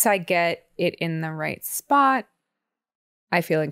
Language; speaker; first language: English; native; English